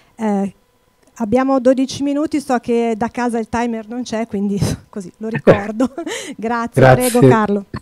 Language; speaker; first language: Italian; native; Italian